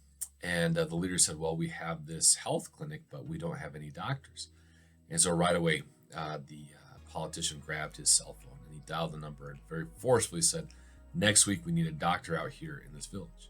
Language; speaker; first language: English; native; English